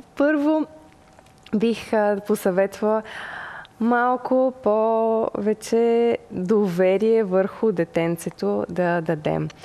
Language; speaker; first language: Bulgarian; native; Bulgarian